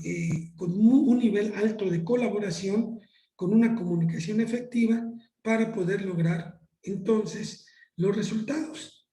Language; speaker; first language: Spanish; native; Spanish